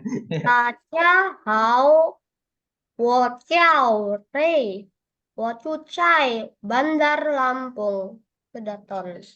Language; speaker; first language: Chinese; non-native, learner; Indonesian